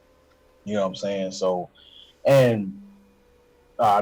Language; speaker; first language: English; native; English